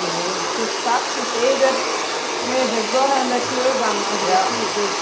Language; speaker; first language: Dutch; non-native, learner; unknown